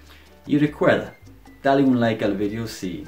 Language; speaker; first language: Spanish; non-native, fluent; English